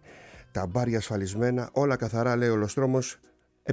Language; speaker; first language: Greek; native; Greek